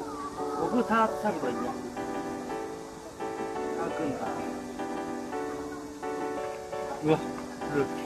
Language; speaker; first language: Chinese; non-native, learner; Japanese